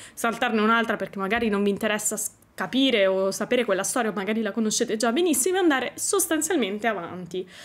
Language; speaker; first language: Italian; native; Italian